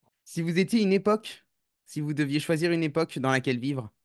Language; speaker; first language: French; native; French